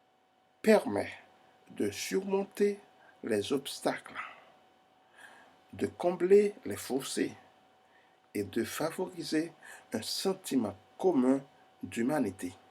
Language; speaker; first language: French; non-native, fluent; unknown